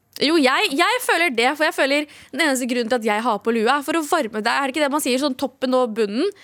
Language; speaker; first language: Norwegian; early bilingual, other home language; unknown